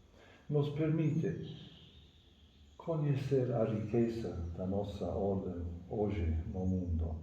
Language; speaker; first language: Portuguese; non-native, fluent; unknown